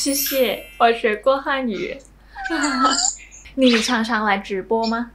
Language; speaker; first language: Chinese; non-native, fluent; Thai